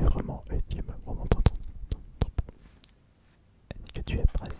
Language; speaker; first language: French; native; French